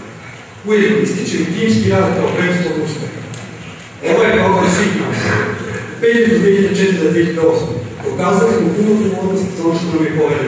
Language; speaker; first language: Serbian; native; Serbian